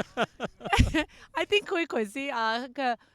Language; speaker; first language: Cantonese; early bilingual, heritage; Cantonese